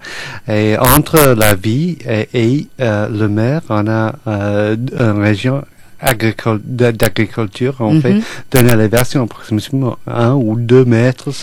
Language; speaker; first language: French; non-native, fluent; English